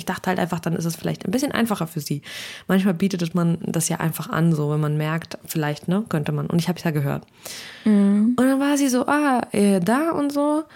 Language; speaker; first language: German; early bilingual, other home language; Russian